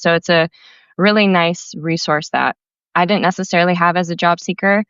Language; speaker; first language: English; native; English